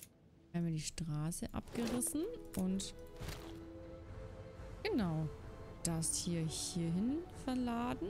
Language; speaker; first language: German; native; German